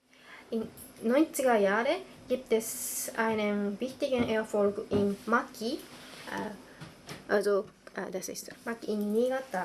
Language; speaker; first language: German; non-native, learner; Japanese